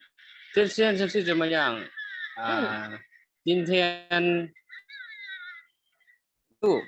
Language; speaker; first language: Chinese; non-native, learner; Lao